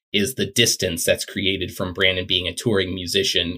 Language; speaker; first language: English; native; English